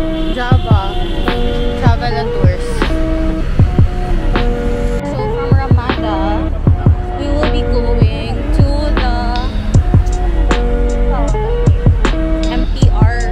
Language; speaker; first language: English; non-native, local second language; Cebuano